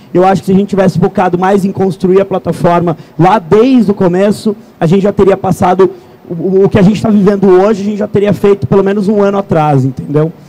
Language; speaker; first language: Portuguese; native; Portuguese